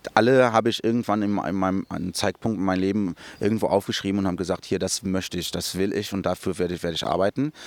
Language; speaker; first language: German; early bilingual, other home language; Portuguese